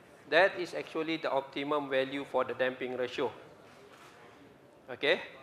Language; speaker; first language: English; non-native, local second language; Malay